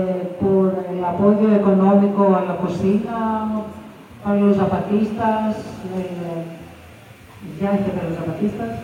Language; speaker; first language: Spanish; non-native, fluent; Greek